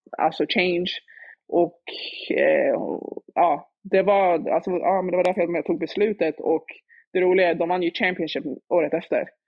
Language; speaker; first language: Swedish; early bilingual, other home language; Somali